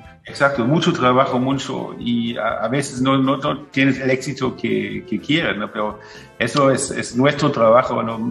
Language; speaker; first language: Spanish; non-native, fluent; German